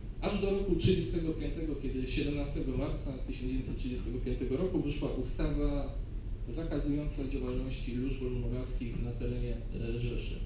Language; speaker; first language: Polish; native; Polish